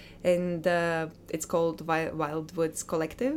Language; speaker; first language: English; non-native, fluent; Latvian